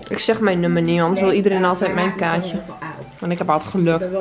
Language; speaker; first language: Dutch; native; Dutch